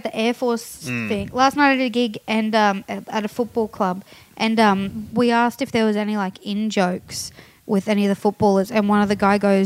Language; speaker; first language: English; native; English